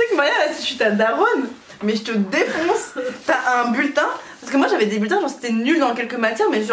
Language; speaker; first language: French; native; French